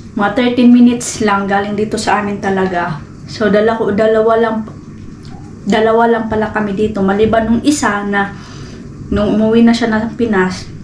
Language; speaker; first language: Filipino; non-native, local second language; Cebuano